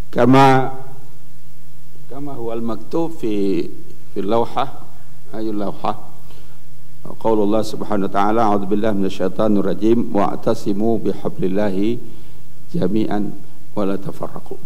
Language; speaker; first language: Arabic; non-native, fluent; Indonesian